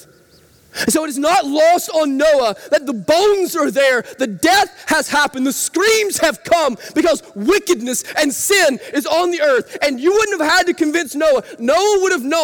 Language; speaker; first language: English; native; English